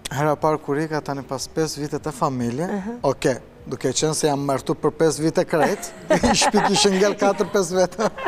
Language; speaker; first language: Albanian; non-native, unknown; Turkish